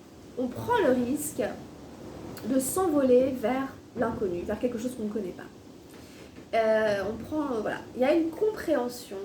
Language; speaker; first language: French; native; French